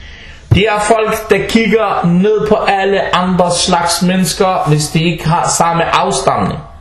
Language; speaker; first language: Danish; non-native, fluent; Arabic